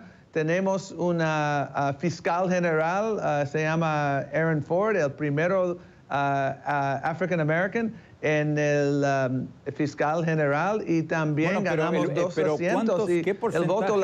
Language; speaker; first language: Spanish; early bilingual, heritage; English